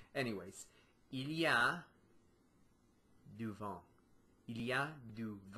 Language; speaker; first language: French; non-native, learner; English